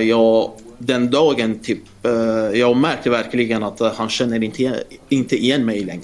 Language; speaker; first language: Swedish; non-native, fluent; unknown